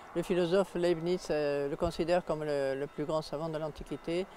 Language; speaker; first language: French; native; French